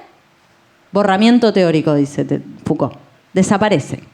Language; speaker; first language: Spanish; native; Spanish